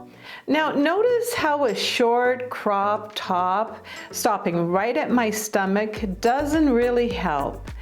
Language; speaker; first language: English; native; English